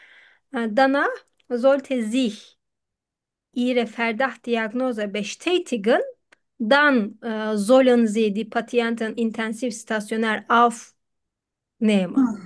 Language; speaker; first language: German; non-native, fluent; Turkish